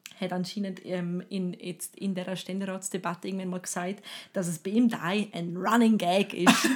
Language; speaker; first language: German; native; German